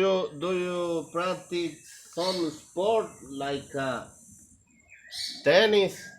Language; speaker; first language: English; non-native, learner; Spanish